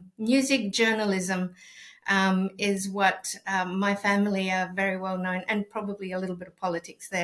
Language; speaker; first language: English; non-native, fluent; Spanish